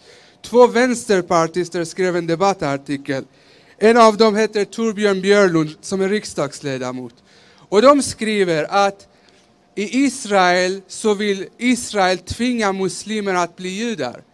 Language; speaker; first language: Swedish; early bilingual, other home language; Persian